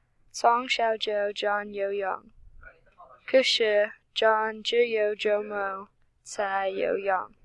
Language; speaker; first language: Chinese; non-native, learner; English